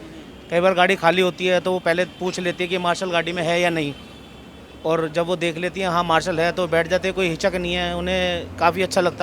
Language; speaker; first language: Hindi; native; Hindi